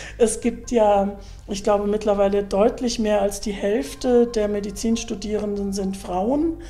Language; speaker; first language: German; early bilingual, other home language; Turkish